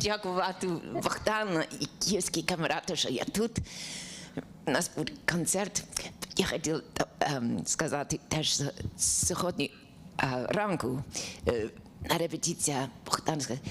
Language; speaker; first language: Ukrainian; non-native, learner; English